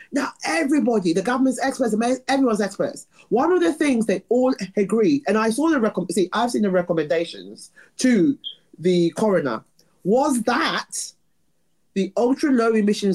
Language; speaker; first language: English; native; English